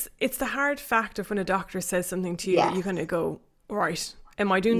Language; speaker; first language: English; native; English